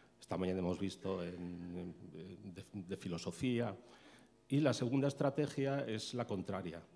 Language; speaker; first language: Spanish; native; Spanish